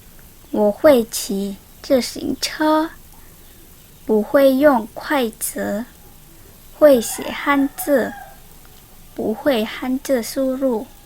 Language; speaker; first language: Chinese; non-native, learner; Indonesian